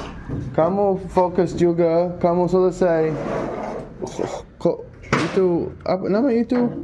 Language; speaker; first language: Indonesian; non-native, learner; English